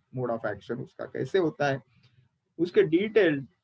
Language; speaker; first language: Hindi; non-native, local second language; Marathi